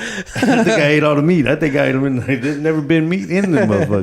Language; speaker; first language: English; early bilingual, other home language; Spanish